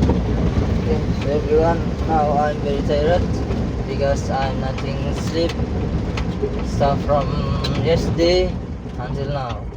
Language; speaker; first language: English; non-native, learner; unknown